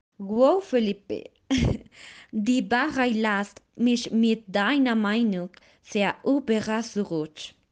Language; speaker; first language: German; non-native, learner; Spanish